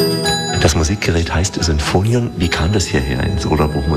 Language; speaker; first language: German; native; German